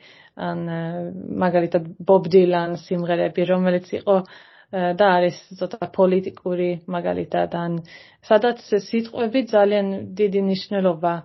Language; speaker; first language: Georgian; non-native, fluent; Swedish